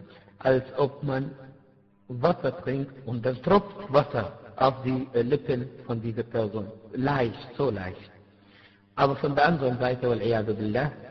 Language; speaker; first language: German; non-native, fluent; Arabic